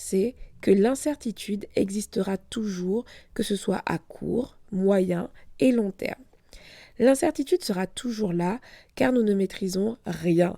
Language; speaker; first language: French; native; French